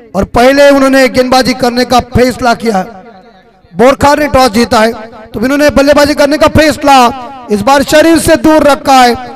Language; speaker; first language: Hindi; non-native, local second language; Marathi